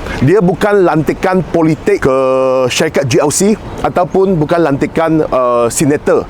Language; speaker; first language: Malay; non-native, local second language; Chinese